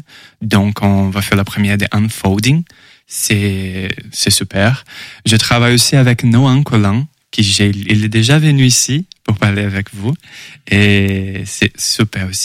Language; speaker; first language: French; non-native, fluent; Portuguese